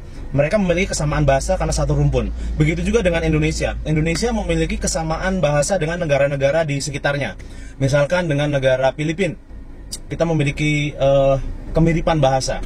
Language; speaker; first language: Indonesian; native; Indonesian